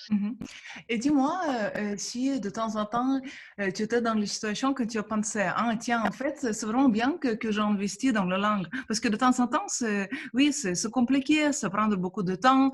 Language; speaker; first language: French; non-native, fluent; Russian